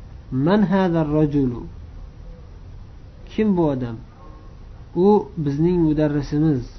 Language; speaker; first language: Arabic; non-native, fluent; Uzbek